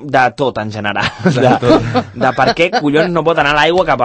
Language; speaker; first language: Catalan; native; Catalan